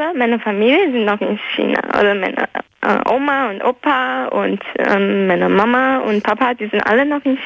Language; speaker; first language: German; non-native, fluent; Chinese